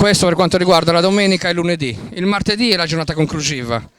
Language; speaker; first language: Italian; native; Italian